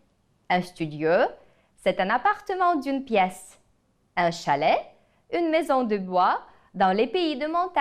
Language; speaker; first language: French; non-native, fluent; Ukrainian